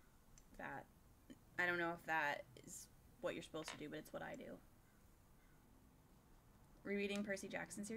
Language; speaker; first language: English; native; English